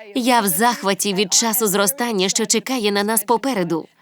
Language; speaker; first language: Ukrainian; non-native, fluent; English